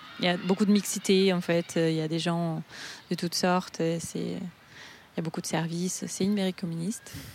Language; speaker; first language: French; non-native, fluent; Portuguese